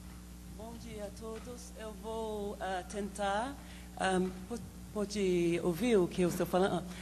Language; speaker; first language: Portuguese; non-native, learner; English